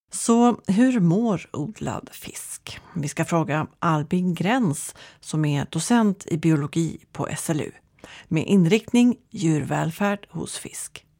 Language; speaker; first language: Swedish; native; Swedish